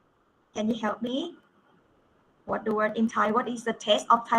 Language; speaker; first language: English; non-native, fluent; Thai